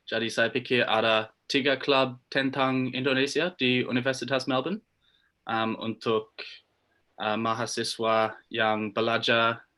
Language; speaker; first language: Indonesian; non-native, learner; English